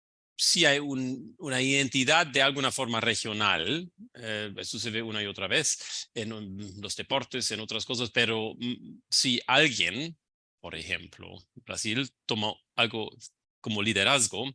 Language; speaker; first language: Spanish; non-native, fluent; German